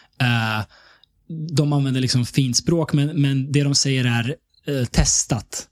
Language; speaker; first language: Swedish; early bilingual, other home language; Bosnian